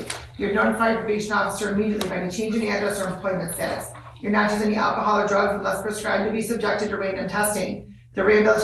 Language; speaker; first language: English; native; English